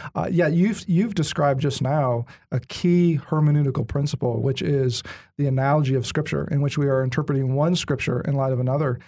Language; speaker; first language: English; native; English